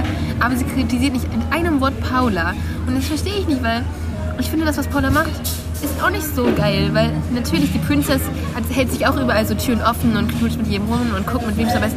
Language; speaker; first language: German; native; German